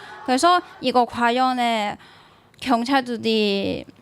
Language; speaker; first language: Korean; non-native, learner; Cantonese